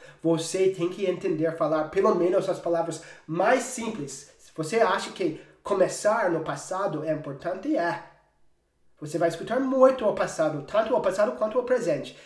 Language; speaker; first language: Portuguese; non-native, fluent; English